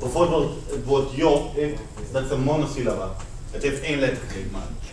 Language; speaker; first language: Dutch; non-native, fluent; Spanish